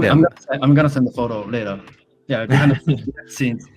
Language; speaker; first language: English; non-native, learner; Japanese